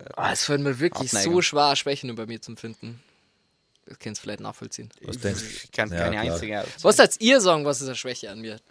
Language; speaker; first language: German; non-native, local second language; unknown